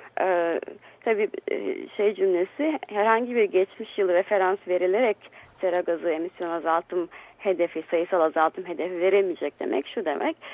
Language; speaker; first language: Turkish; native; Turkish